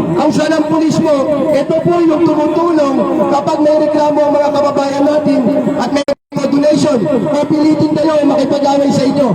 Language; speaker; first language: Filipino; native; Filipino